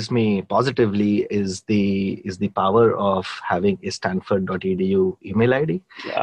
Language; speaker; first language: English; non-native, local second language; Hindi